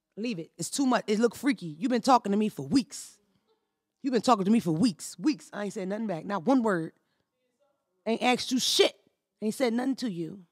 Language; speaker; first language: English; native; English